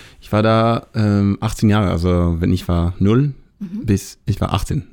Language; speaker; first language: German; non-native, learner; Hebrew